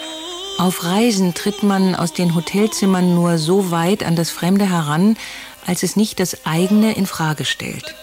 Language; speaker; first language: German; native; German